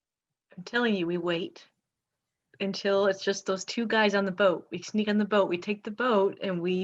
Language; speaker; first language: English; native; English